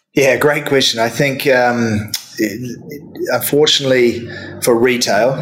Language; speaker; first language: English; native; English